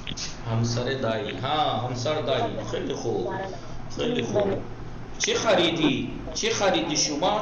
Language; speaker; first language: Persian; non-native, fluent; Urdu